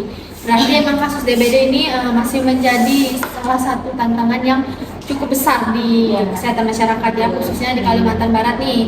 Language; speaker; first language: Indonesian; native; Indonesian